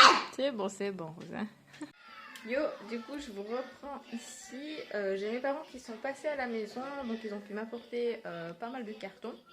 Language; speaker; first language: French; native; French